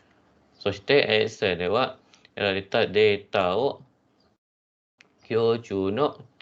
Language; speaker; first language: Japanese; non-native, fluent; Malay